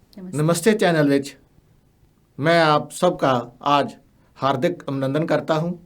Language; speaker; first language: Hindi; non-native, local second language; Punjabi